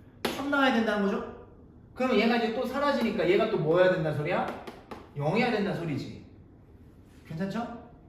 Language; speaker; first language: Korean; native; Korean